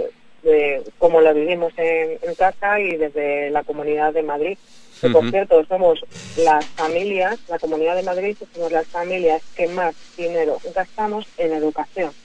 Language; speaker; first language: Spanish; native; Spanish